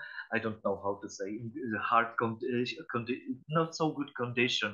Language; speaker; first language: English; non-native, learner; Polish